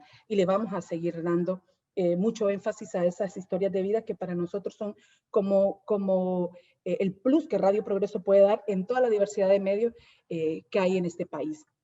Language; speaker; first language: Spanish; native; Spanish